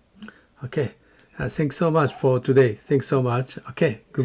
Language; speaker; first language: English; non-native, learner; Japanese